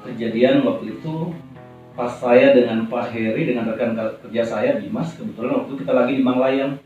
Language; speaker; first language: Indonesian; native; Indonesian